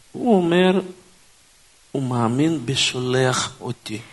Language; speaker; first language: Hebrew; non-native, fluent; Russian